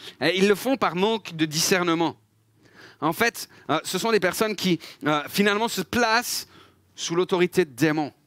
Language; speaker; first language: French; native; French